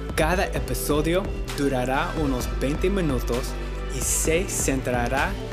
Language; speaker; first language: Spanish; non-native, fluent; English